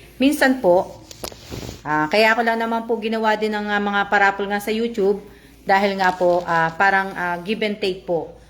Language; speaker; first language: Filipino; native; Filipino